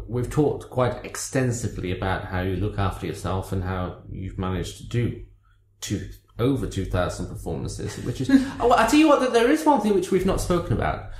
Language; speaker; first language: English; native; English